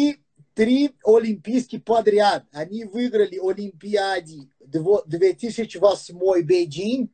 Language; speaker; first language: Russian; non-native, fluent; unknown